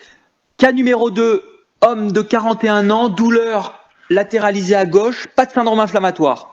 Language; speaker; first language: French; native; French